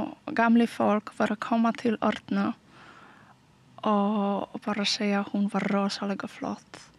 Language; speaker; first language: Icelandic; non-native, learner; Polish